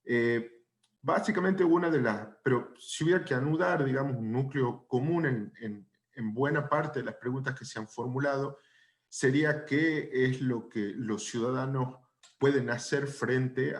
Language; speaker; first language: Spanish; native; Spanish